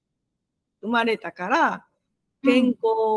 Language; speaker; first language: Japanese; non-native, fluent; Vietnamese